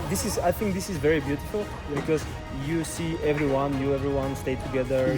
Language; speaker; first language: English; non-native, fluent; Bulgarian